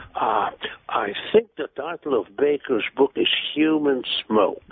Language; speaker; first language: English; non-native, fluent; Hungarian